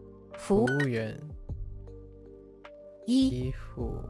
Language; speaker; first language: Chinese; non-native, learner; English